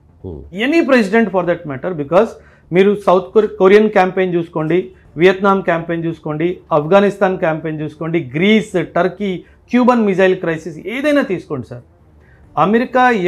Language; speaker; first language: Telugu; non-native, local second language; Punjabi